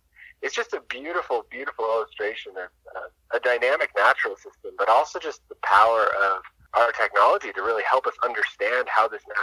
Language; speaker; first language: English; native; English